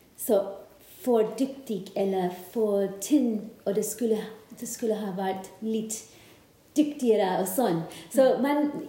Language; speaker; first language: Norwegian; non-native, learner; English